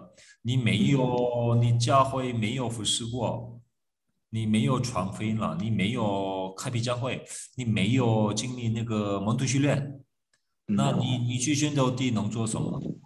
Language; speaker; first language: Chinese; non-native, fluent; Korean